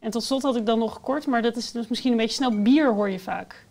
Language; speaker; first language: Dutch; native; Dutch